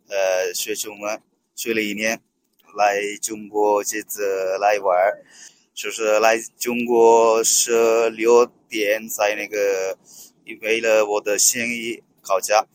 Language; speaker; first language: Chinese; non-native, learner; Sinhala